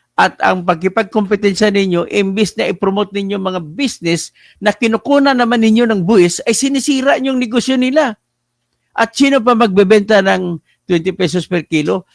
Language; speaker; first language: Filipino; non-native, local second language; Hiligaynon